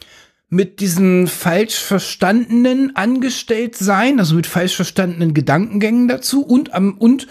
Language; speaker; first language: German; native; German